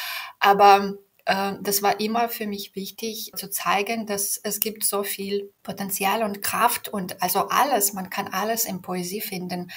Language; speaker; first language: German; non-native, fluent; Belarusian